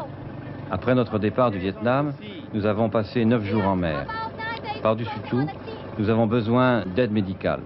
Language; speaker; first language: French; native; French